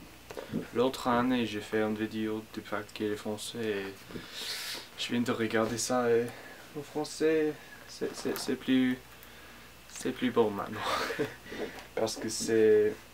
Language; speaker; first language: French; non-native, learner; English